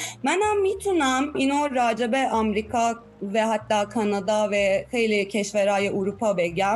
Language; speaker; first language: Persian; non-native, fluent; Turkish